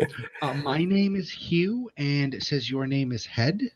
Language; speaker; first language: English; native; English